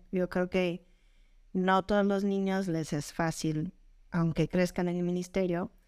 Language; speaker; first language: Spanish; non-native, fluent; English